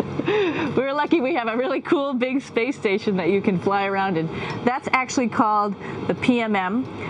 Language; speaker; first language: English; native; English